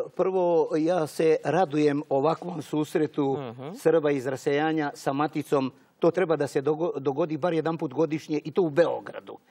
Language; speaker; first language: Croatian; early bilingual, heritage; Serbian